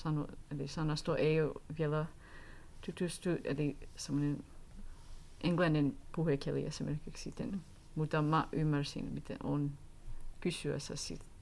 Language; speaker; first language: Finnish; non-native, learner; English